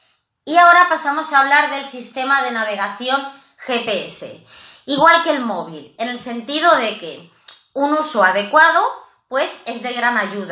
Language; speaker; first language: Spanish; native; Spanish